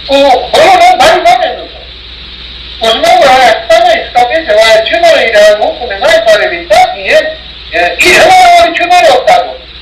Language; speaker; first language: Armenian; early bilingual, heritage; Armenian